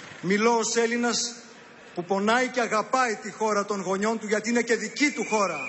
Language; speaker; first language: Greek; early bilingual, heritage; Greek